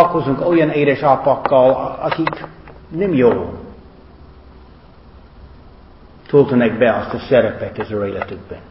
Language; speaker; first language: Hungarian; non-native, learner; English